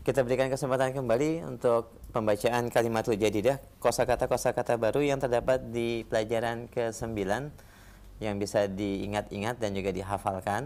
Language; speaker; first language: Indonesian; native; Indonesian